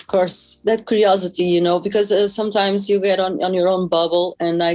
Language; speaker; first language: English; non-native, fluent; Portuguese